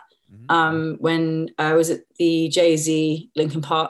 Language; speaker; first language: English; native; English